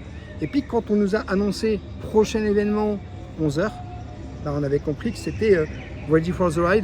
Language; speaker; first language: French; native; French